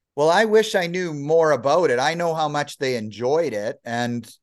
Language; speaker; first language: English; native; English